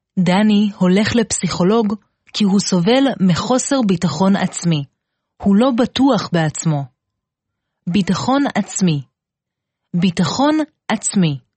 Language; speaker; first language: Hebrew; native; Hebrew